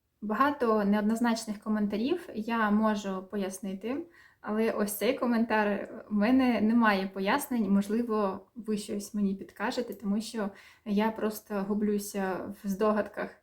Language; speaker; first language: Ukrainian; native; Ukrainian